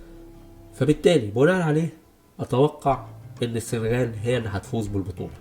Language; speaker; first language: Arabic; native; Arabic